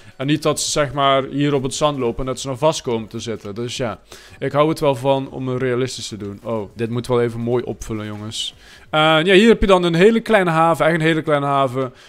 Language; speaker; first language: Dutch; native; Dutch